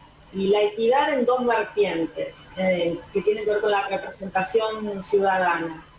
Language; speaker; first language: Spanish; native; Spanish